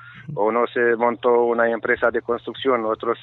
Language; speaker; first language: Spanish; non-native, learner; Romanian